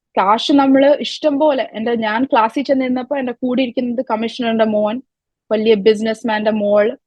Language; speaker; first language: Malayalam; early bilingual, other home language; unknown